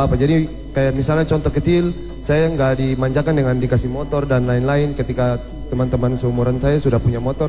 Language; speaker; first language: Indonesian; native; Indonesian